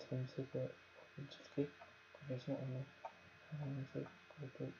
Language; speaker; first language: Korean; non-native, learner; Nepali